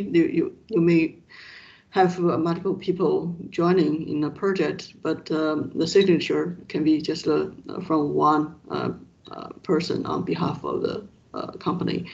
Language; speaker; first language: English; non-native, fluent; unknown